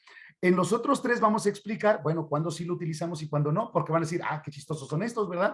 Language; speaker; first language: Spanish; native; Spanish